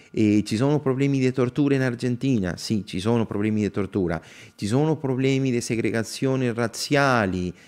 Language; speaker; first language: Italian; non-native, fluent; Spanish